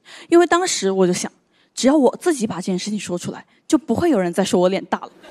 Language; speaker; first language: Chinese; native; Chinese